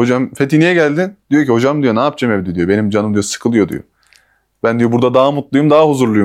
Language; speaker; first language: Turkish; native; Turkish